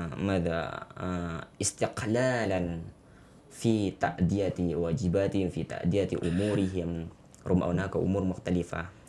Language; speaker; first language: Arabic; non-native, fluent; Indonesian